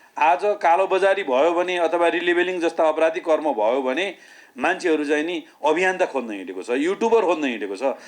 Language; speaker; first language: Nepali; native; Nepali